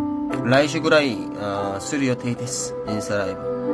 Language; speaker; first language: Japanese; non-native, fluent; Korean